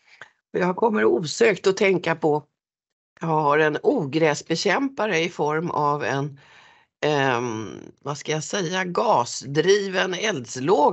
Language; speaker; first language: Swedish; native; Swedish